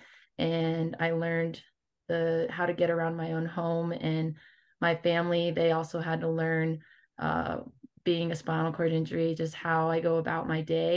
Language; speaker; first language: English; native; English